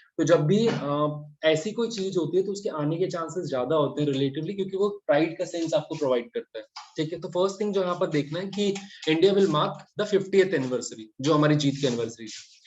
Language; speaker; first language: Hindi; native; Hindi